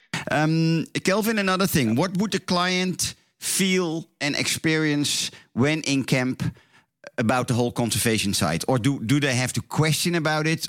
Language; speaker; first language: English; non-native, fluent; Dutch